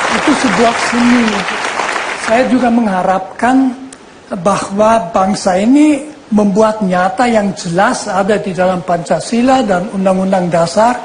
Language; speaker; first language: Indonesian; non-native, fluent; German